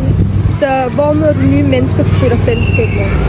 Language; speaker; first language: Danish; native; Danish